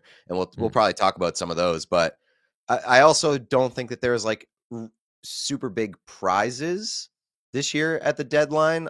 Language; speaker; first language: English; native; English